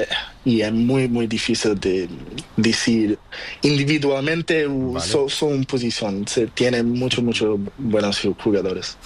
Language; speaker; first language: Spanish; non-native, learner; Portuguese